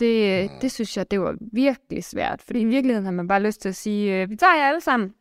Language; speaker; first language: Danish; native; Danish